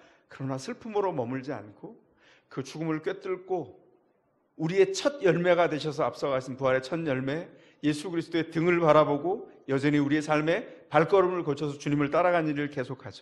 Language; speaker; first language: Korean; native; Korean